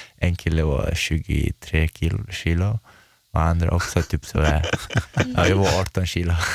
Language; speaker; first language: Swedish; non-native, fluent; Chechen